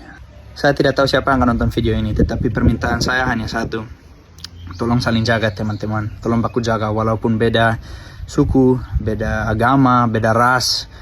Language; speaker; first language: Indonesian; early bilingual, other home language; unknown